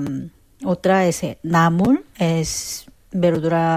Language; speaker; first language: Spanish; non-native, fluent; Korean